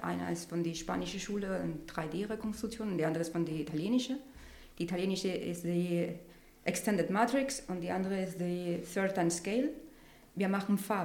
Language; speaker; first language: German; non-native, learner; Spanish